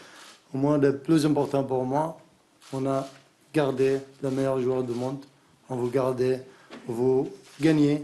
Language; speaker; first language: French; non-native, learner; Arabic